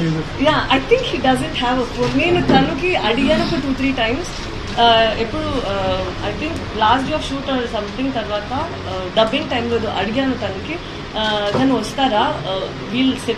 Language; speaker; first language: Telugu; non-native, learner; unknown